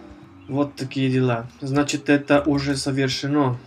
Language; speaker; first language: Russian; non-native, fluent; Spanish